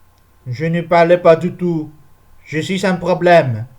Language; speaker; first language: French; non-native, learner; Spanish